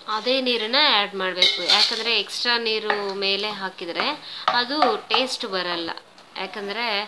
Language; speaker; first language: Kannada; non-native, local second language; Telugu